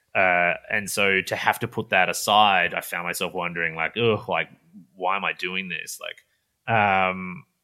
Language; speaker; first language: English; native; English